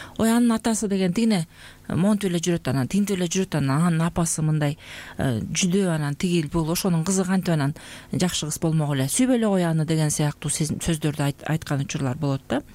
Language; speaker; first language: Kyrgyz; native; Kyrgyz